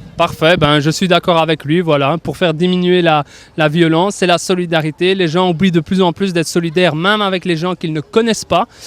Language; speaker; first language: French; native; French